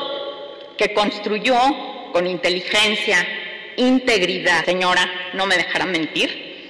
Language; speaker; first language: Spanish; native; Spanish